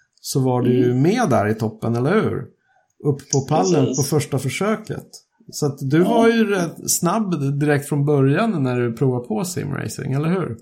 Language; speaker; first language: Swedish; native; Swedish